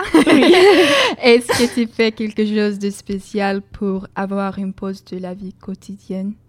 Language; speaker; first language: French; non-native, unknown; Swedish